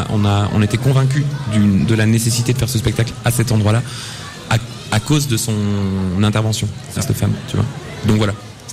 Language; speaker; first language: French; native; French